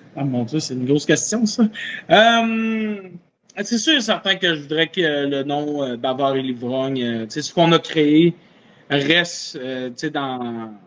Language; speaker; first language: French; native; French